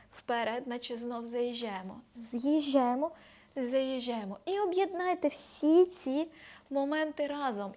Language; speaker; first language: Ukrainian; non-native, local second language; Russian